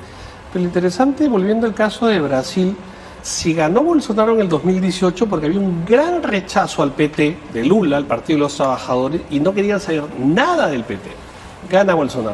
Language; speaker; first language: Spanish; native; Spanish